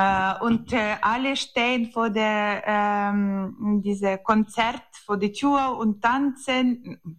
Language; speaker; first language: German; non-native, learner; Ukrainian